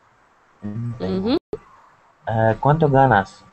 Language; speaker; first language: Spanish; non-native, learner; Arabic